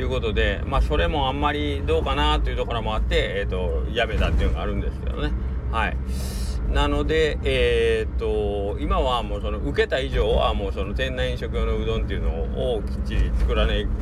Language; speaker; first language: Japanese; native; Japanese